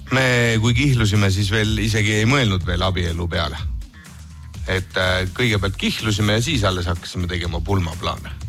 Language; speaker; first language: Estonian; native; Estonian